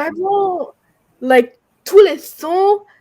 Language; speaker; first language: French; non-native, fluent; English